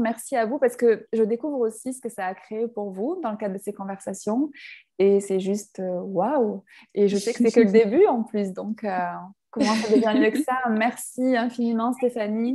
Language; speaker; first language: French; native; French